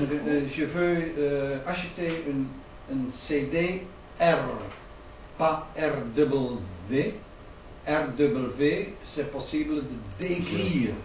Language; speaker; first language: French; non-native, learner; Dutch